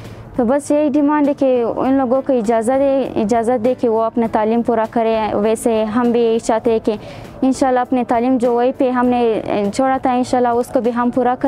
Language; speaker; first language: Hindi; non-native, learner; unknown